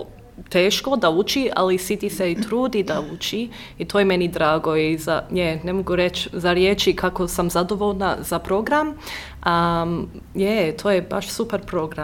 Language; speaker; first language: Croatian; early bilingual, heritage; Croatian